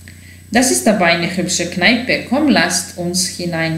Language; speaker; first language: German; non-native, fluent; Serbian